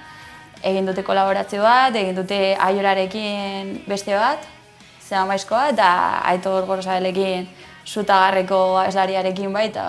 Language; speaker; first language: Basque; non-native, local second language; Spanish